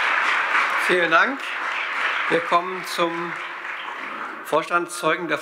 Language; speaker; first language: German; native; German